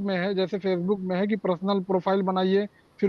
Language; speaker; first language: Hindi; native; Hindi